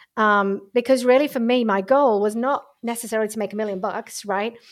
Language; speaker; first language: English; native; English